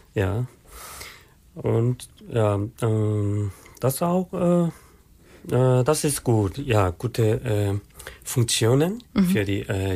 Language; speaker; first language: German; non-native, learner; Korean